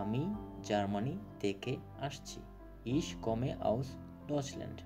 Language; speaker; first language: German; non-native, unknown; Bangla